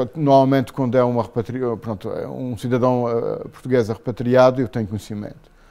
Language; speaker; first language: Portuguese; native; Portuguese